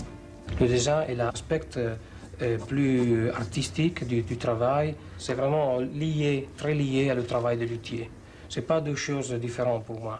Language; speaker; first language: French; non-native, fluent; Italian